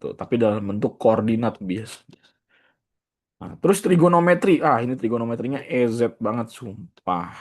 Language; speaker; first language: Indonesian; native; Indonesian